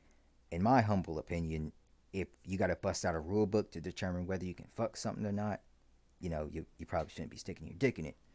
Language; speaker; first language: English; native; English